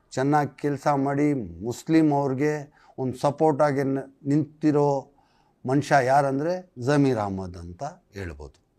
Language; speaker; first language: Kannada; non-native, local second language; Urdu